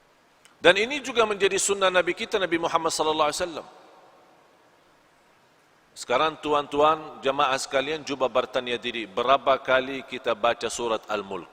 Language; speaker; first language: Indonesian; non-native, fluent; Arabic